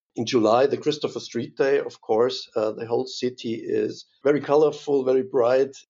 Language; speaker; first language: English; non-native, fluent; German